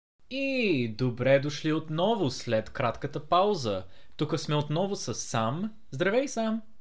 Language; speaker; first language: Bulgarian; early bilingual, heritage; Bulgarian